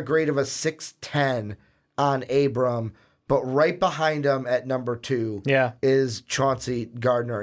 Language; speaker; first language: English; native; English